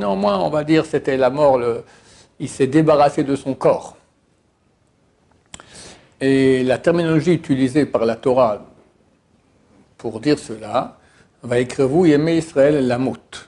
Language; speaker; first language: French; native; French